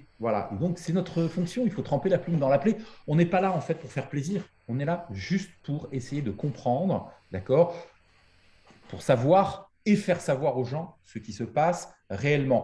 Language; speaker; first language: French; native; French